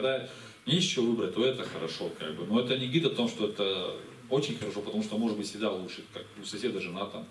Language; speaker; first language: Russian; native; Russian